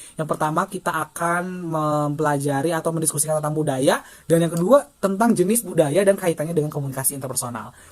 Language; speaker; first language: Indonesian; non-native, local second language; Sundanese